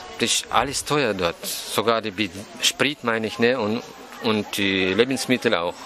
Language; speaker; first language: German; non-native, fluent; Russian